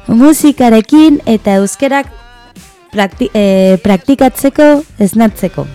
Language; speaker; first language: Basque; non-native, learner; Spanish